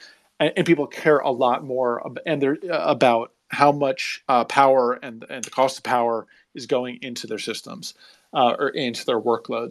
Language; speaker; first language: English; native; English